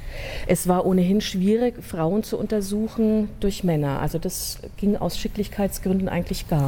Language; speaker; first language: German; native; German